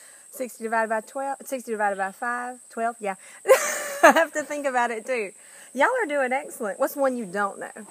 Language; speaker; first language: English; native; English